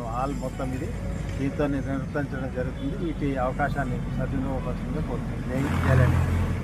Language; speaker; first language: Telugu; native; Telugu